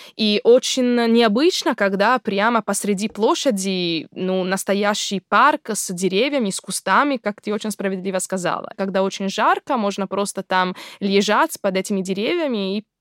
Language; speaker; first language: Russian; non-native, fluent; Italian